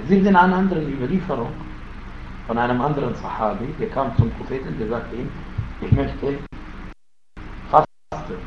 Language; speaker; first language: German; non-native, fluent; Arabic